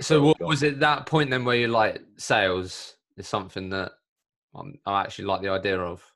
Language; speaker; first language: English; native; English